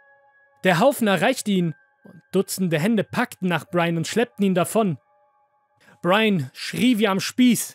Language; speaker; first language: German; native; German